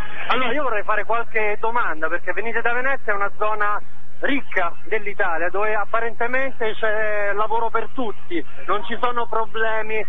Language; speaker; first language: Italian; native; Italian